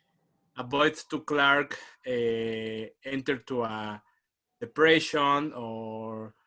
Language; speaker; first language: English; non-native, learner; Spanish